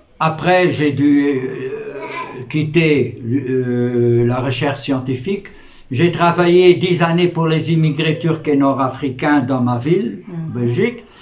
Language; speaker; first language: French; native; French